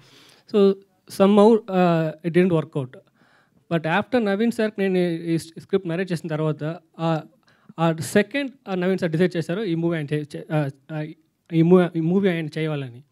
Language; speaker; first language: Telugu; non-native, fluent; Tamil